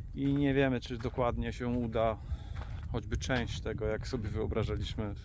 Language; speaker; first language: Polish; native; Polish